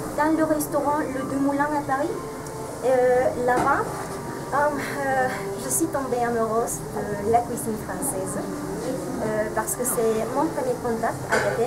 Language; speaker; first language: French; non-native, learner; Spanish